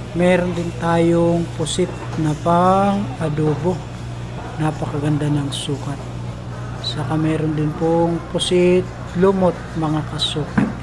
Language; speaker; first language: Filipino; native; Filipino